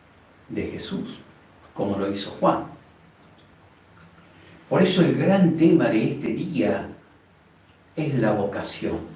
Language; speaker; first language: Spanish; native; Spanish